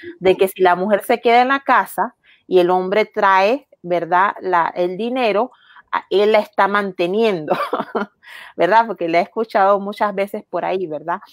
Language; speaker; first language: Spanish; native; Spanish